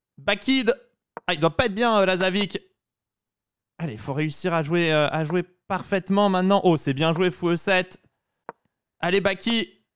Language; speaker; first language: French; native; French